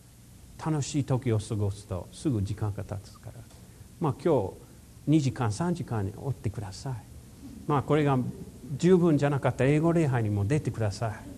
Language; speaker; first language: Japanese; non-native, fluent; English